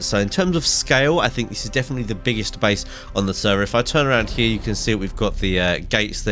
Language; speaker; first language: English; native; English